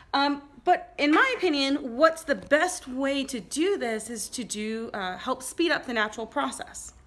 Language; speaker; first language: English; native; English